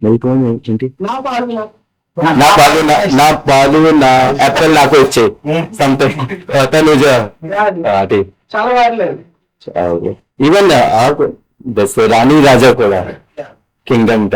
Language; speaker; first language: Telugu; non-native, learner; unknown